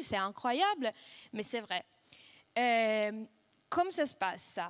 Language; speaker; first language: French; non-native, fluent; Russian